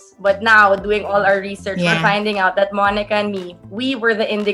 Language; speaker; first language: English; non-native, local second language; Filipino